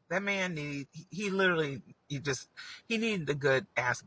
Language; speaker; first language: English; native; English